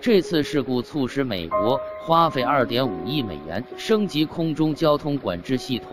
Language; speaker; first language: Chinese; native; Chinese